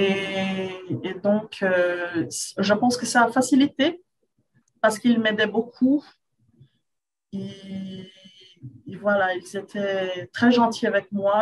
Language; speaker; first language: French; non-native, fluent; Portuguese